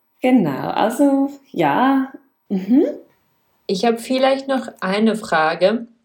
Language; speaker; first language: German; non-native, fluent; Czech